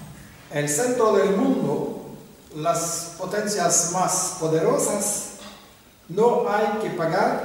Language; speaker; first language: Spanish; non-native, fluent; French